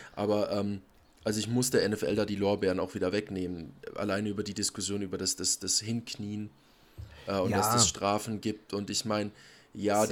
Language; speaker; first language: German; native; German